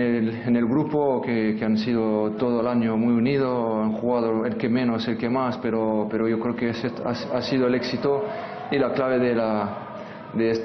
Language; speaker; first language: Spanish; non-native, fluent; French